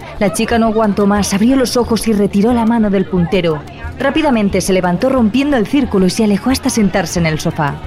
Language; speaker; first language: Spanish; native; Spanish